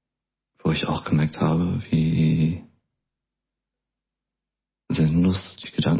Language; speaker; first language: German; native; German